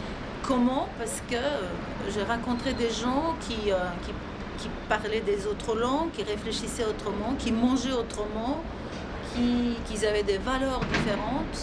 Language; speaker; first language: French; non-native, fluent; Serbian